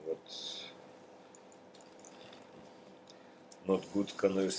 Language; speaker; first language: English; non-native, learner; Russian